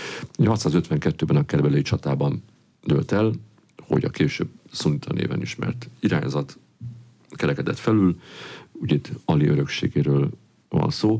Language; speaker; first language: Hungarian; native; Hungarian